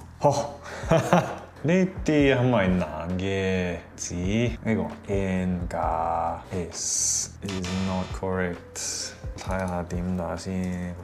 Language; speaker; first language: Cantonese; non-native, fluent; English